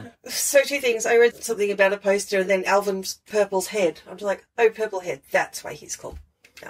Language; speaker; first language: English; native; English